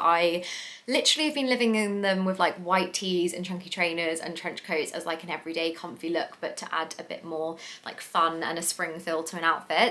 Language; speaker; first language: English; native; English